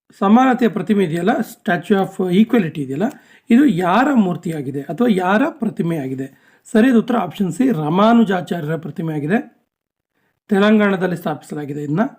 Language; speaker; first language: Kannada; native; Kannada